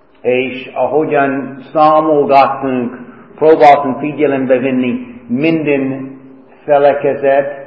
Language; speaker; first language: Hungarian; non-native, fluent; English